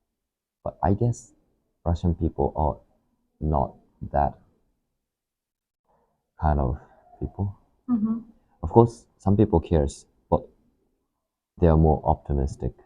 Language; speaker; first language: English; non-native, learner; Japanese